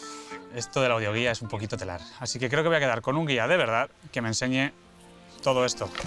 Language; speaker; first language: Spanish; native; Spanish